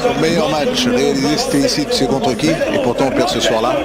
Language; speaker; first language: French; native; French